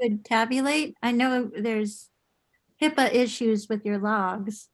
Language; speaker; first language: English; native; English